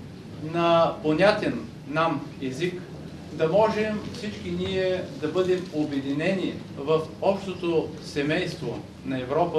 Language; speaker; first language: Bulgarian; native; Bulgarian